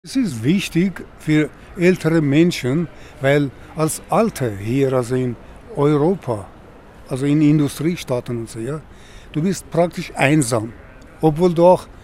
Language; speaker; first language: German; non-native, fluent; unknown